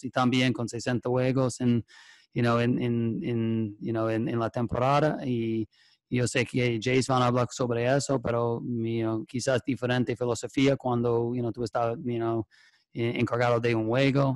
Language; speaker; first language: Spanish; non-native, fluent; English